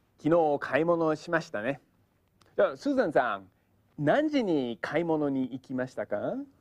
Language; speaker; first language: Japanese; non-native, fluent; English